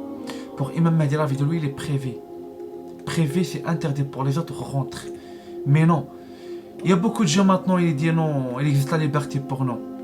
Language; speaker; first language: French; non-native, learner; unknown